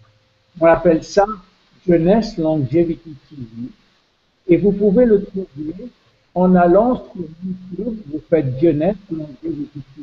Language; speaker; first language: French; native; French